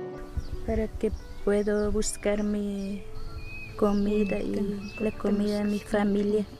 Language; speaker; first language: Spanish; non-native, local second language; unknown